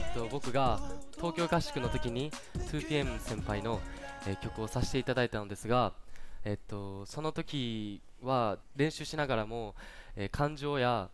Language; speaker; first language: Japanese; native; Japanese